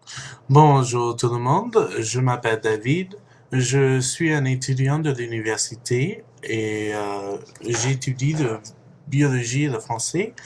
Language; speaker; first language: French; non-native, fluent; English